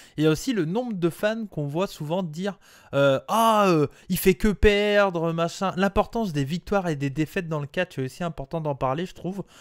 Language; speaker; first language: French; native; French